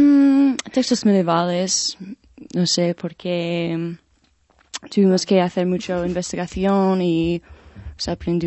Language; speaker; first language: Spanish; non-native, fluent; English